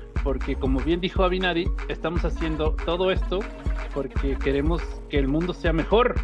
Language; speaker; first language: Spanish; native; Spanish